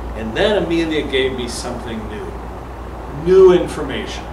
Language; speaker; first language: English; native; English